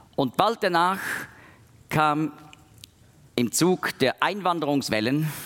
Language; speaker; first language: German; native; German